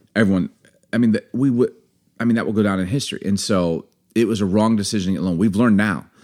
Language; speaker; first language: English; native; English